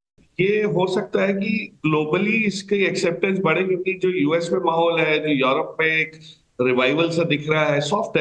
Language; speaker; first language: Hindi; native; Hindi